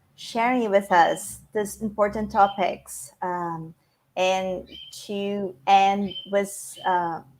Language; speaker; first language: English; non-native, fluent; Portuguese